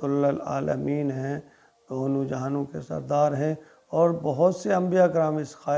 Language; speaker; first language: Urdu; native; Urdu